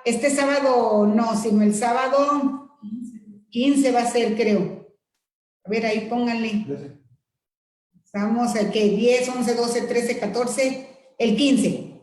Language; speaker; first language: Spanish; native; Spanish